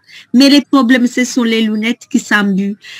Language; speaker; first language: French; non-native, fluent; Italian